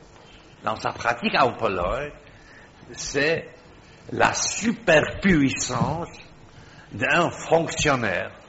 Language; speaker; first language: French; non-native, fluent; Polish